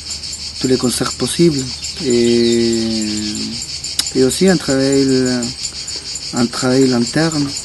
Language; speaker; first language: French; non-native, learner; Spanish